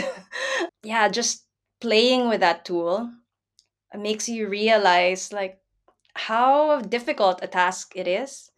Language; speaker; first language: English; non-native, local second language; Filipino